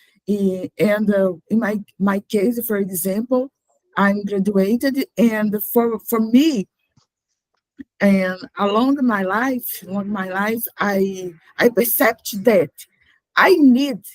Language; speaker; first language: English; non-native, learner; Portuguese